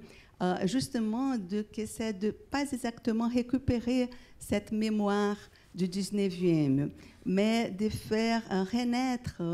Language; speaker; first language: French; non-native, fluent; Portuguese